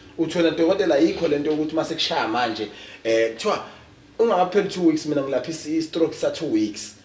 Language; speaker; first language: Zulu; native; Zulu